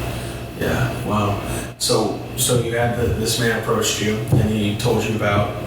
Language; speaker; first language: English; native; English